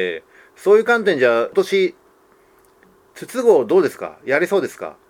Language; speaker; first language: Japanese; native; Japanese